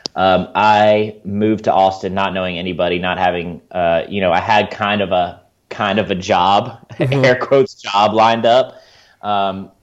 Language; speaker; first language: English; native; English